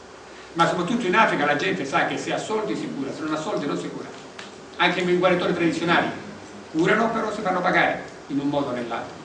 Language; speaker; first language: Italian; native; Italian